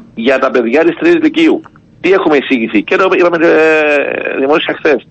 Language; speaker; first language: Greek; native; Greek